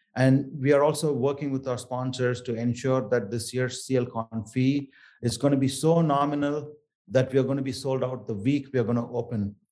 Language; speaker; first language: English; non-native, local second language; Tamil